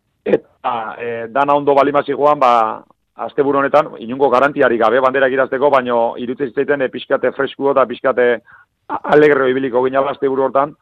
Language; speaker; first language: Basque; native; Basque